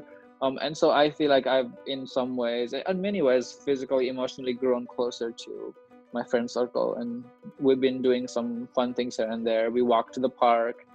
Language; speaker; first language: English; non-native, local second language; Nepali